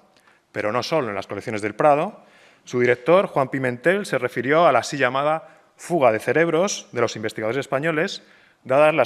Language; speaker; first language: Spanish; native; Spanish